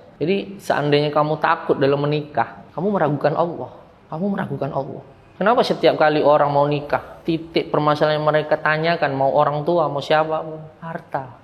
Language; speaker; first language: Indonesian; early bilingual, heritage; Indonesian